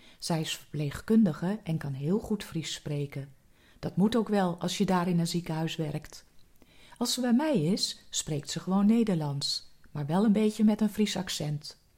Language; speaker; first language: Dutch; native; Dutch